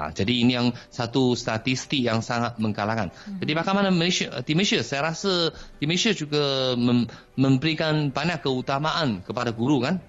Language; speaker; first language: Malay; non-native, fluent; Chinese